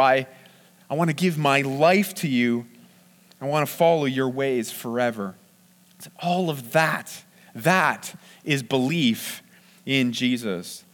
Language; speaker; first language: English; native; English